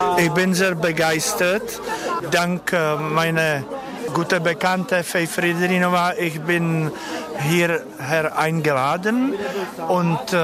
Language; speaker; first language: German; non-native, learner; Czech